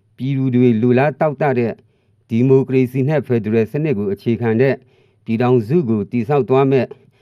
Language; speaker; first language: Burmese; non-native, local second language; Mon